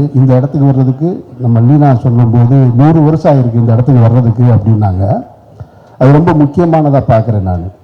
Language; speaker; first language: Tamil; native; Tamil